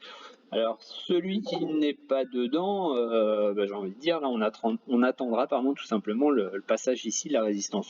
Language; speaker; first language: French; native; French